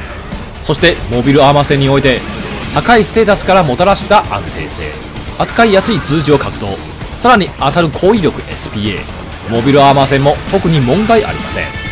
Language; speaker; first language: Japanese; non-native, fluent; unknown